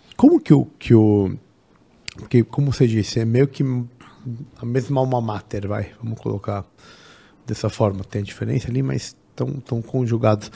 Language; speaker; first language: Portuguese; native; Portuguese